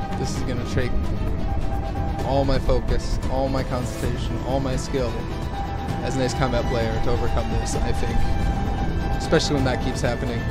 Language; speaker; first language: English; native; English